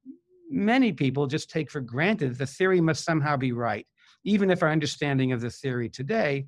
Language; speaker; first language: English; native; English